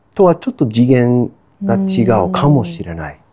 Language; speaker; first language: Japanese; non-native, fluent; English